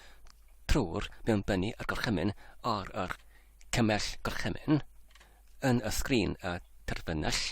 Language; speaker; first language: Welsh; non-native, learner; English